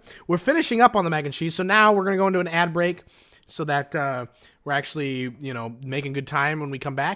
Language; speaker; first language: English; native; English